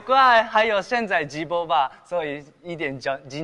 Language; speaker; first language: Chinese; non-native, learner; Japanese